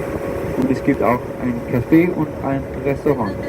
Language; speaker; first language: German; non-native, learner; Danish